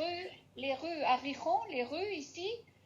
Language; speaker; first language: French; non-native, fluent; Spanish